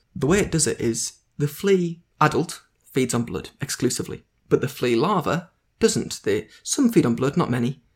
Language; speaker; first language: English; native; English